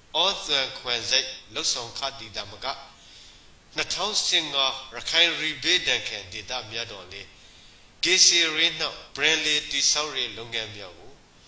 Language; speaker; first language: Burmese; native; Burmese